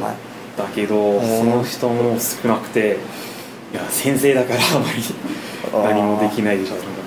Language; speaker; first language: Japanese; non-native, fluent; English